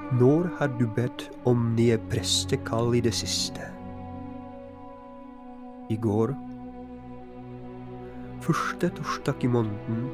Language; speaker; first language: Norwegian; non-native, fluent; Polish